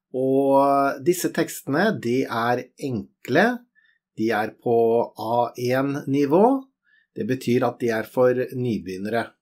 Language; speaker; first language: Norwegian; native; Norwegian